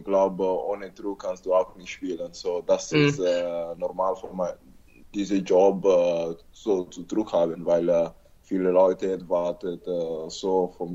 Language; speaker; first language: German; non-native, learner; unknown